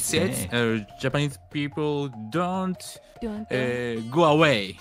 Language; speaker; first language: English; non-native, learner; Japanese